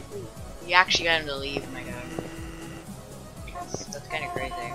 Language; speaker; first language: English; native; English